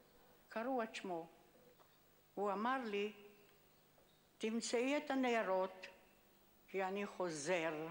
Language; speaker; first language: Hebrew; non-native, fluent; Hungarian